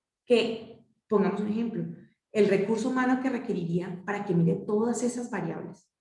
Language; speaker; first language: Spanish; native; Spanish